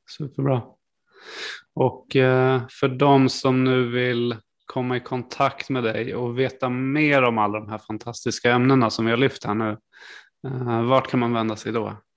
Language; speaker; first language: Swedish; native; Swedish